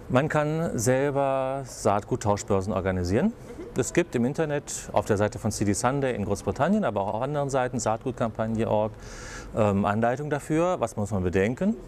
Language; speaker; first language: German; native; German